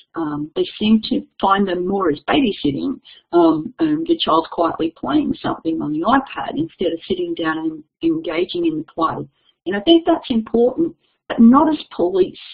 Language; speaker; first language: English; native; English